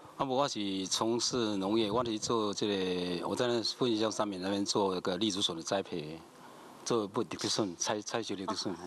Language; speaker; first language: Chinese; native; Chinese